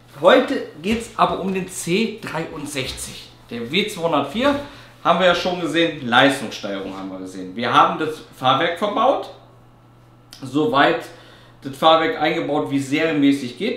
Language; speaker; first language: German; native; German